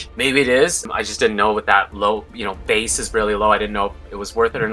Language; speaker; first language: English; native; English